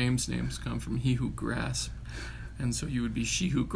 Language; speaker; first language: English; native; English